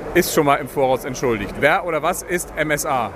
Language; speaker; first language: German; native; German